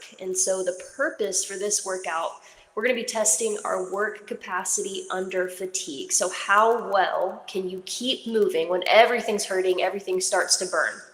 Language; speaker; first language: English; native; English